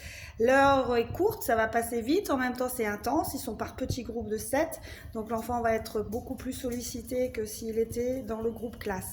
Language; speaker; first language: French; native; French